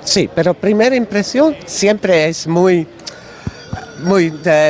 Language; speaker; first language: Spanish; non-native, learner; Dutch